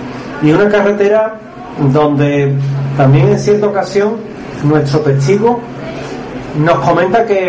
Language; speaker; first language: Spanish; native; Spanish